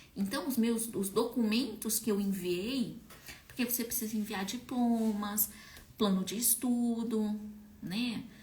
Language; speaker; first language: Portuguese; native; Portuguese